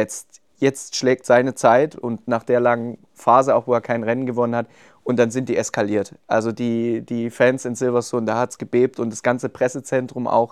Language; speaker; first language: German; native; German